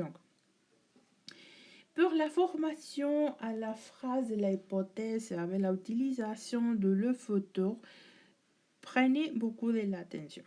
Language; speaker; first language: French; non-native, learner; Spanish